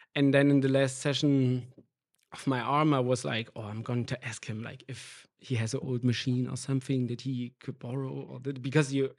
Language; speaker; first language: English; non-native, fluent; German